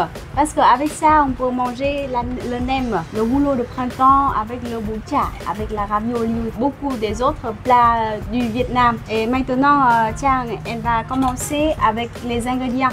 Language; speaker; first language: French; non-native, fluent; Vietnamese